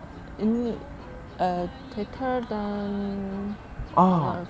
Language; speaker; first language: Indonesian; non-native, learner; Chinese